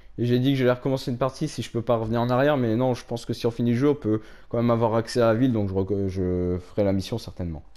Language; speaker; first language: French; native; French